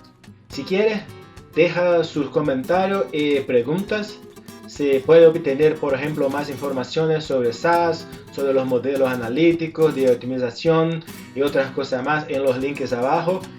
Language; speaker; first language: Spanish; non-native, fluent; Portuguese